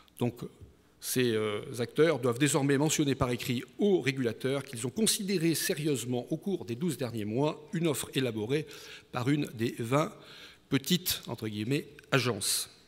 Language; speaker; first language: French; native; French